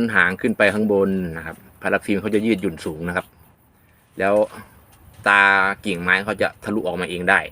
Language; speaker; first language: Thai; non-native, local second language; Northeastern Thai